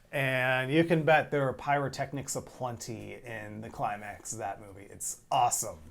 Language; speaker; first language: English; native; English